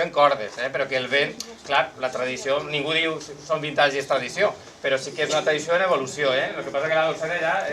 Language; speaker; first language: Catalan; native; Catalan